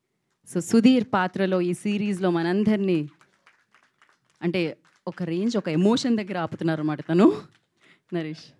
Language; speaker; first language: Telugu; native; Telugu